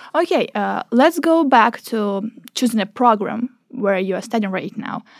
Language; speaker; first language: English; non-native, fluent; Ukrainian